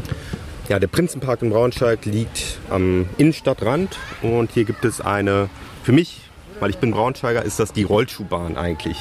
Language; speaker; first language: German; native; German